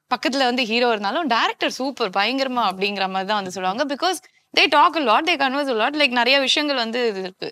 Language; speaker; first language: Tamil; native; Tamil